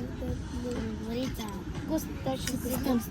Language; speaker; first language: Romanian; early bilingual, heritage; Romanian